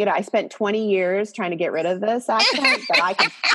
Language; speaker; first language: English; native; English